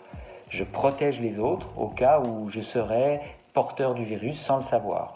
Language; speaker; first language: French; native; French